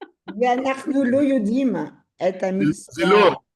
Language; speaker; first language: Hebrew; non-native, learner; French